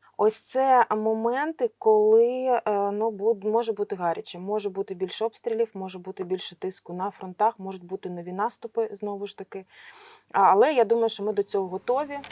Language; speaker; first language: Ukrainian; non-native, local second language; Russian